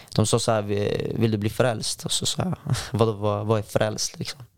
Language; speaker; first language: Swedish; native; Swedish